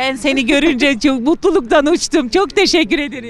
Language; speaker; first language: Turkish; native; Turkish